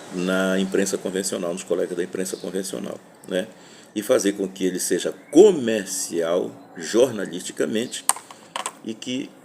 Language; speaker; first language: Portuguese; native; Portuguese